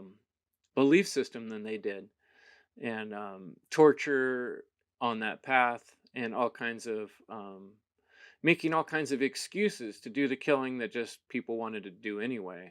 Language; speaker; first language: English; native; English